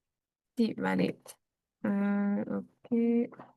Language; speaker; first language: Spanish; non-native, fluent; French